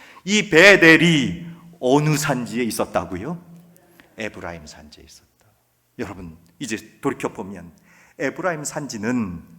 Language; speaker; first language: Korean; native; Korean